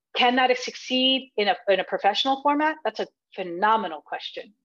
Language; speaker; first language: English; native; English